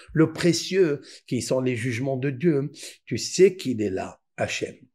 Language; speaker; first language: French; native; French